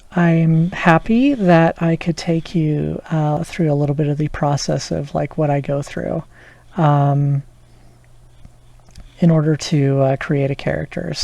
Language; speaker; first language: English; native; English